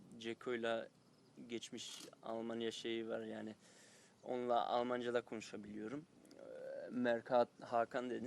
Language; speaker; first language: Turkish; early bilingual, heritage; Turkish